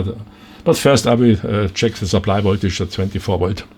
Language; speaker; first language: English; non-native, fluent; German